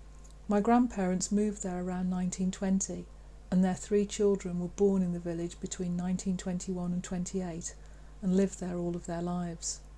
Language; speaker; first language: English; native; English